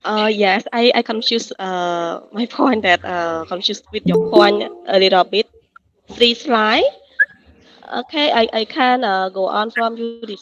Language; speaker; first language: English; non-native, learner; Khmer